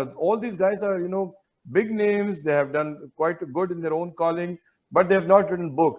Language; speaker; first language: English; non-native, local second language; Hindi